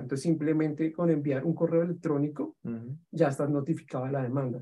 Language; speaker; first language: Spanish; native; Spanish